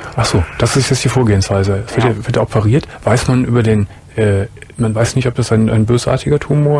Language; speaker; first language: German; native; German